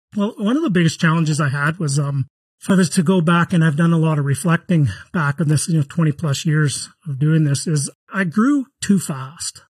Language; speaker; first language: English; native; English